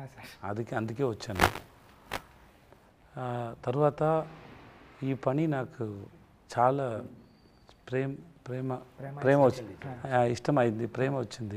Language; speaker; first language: Telugu; non-native, learner; Tamil